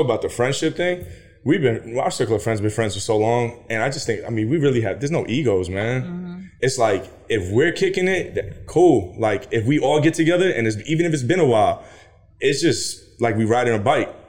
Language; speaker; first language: English; native; English